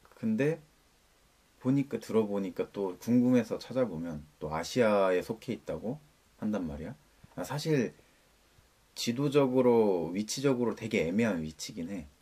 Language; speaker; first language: Korean; native; Korean